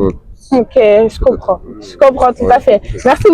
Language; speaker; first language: French; native; French